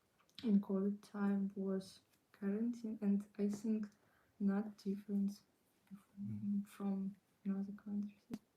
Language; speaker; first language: English; non-native, learner; Ukrainian